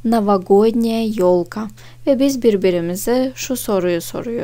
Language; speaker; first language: Turkish; non-native, fluent; Russian